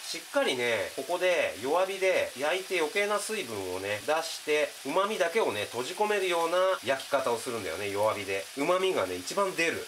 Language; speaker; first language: Japanese; native; Japanese